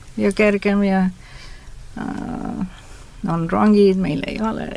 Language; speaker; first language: Estonian; early bilingual, heritage; Estonian